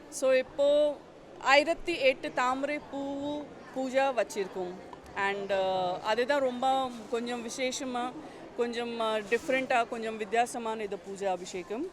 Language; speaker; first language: Tamil; non-native, fluent; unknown